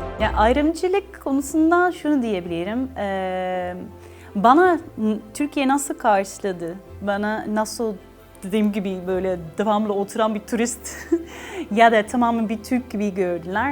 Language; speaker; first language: Turkish; non-native, learner; Dutch